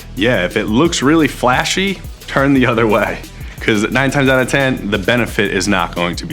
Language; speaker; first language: English; native; English